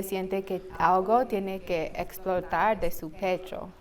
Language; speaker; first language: Spanish; non-native, fluent; English